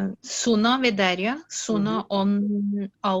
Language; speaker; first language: Turkish; non-native, learner; Urdu